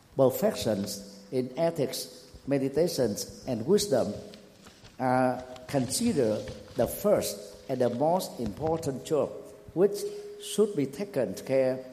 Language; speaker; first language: English; non-native, fluent; Vietnamese